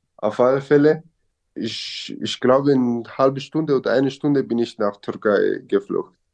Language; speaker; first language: German; non-native, fluent; Kurdish